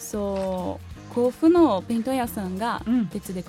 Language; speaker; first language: Japanese; non-native, learner; Portuguese